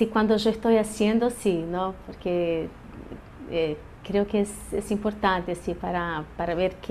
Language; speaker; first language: Spanish; early bilingual, heritage; Portuguese